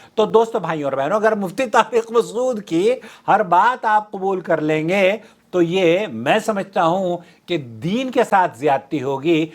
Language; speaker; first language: Urdu; native; Urdu